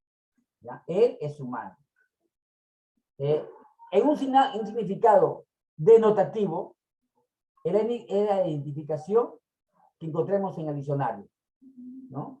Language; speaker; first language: Spanish; native; Spanish